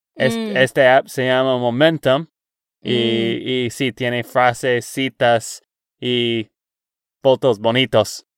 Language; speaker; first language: Spanish; non-native, learner; English